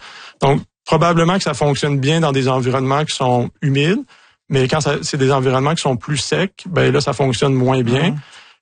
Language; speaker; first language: French; native; French